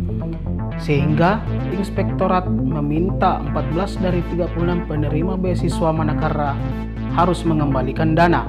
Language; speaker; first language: Indonesian; native; Indonesian